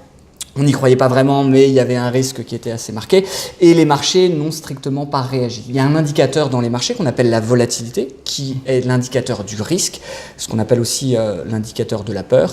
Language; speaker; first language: French; native; French